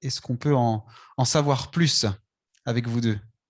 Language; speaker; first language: French; native; French